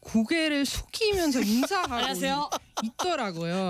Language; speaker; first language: Korean; non-native, fluent; Estonian